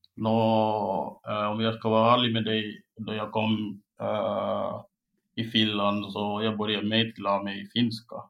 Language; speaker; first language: Swedish; non-native, learner; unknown